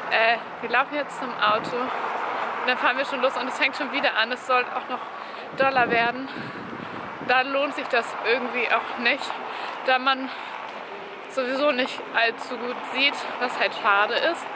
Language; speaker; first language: German; native; German